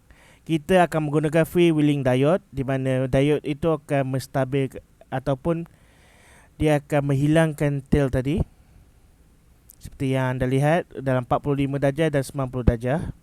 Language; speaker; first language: Malay; native; Malay